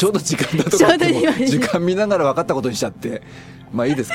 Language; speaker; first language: Japanese; native; Japanese